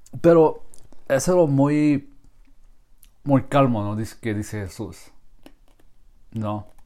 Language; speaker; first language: Spanish; non-native, learner; English